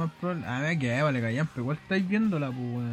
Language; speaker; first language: Spanish; native; Spanish